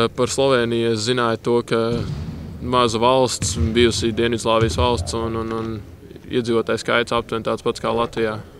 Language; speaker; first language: Latvian; native; Latvian